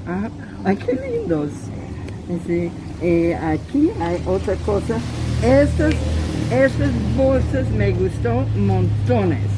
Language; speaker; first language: Spanish; non-native, fluent; English